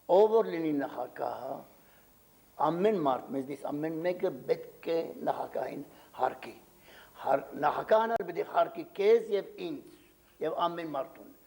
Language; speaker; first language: Armenian; early bilingual, heritage; Armenian